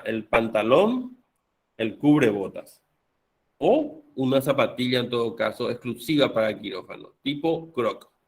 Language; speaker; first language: Spanish; native; Spanish